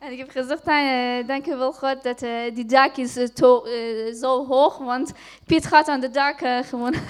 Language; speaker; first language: Dutch; non-native, fluent; Persian